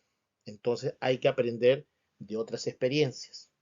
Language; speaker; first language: Spanish; native; Spanish